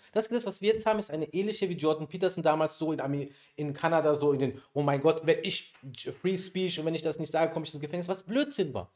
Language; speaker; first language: German; early bilingual, other home language; Persian